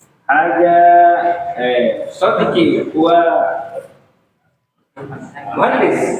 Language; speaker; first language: Arabic; non-native, learner; Indonesian